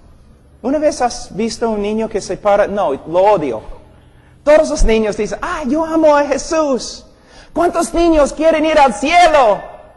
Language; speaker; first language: Spanish; non-native, fluent; English